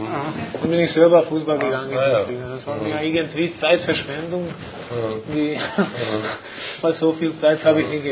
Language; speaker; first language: German; non-native, fluent; Croatian